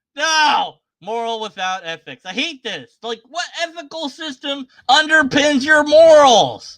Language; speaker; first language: English; native; English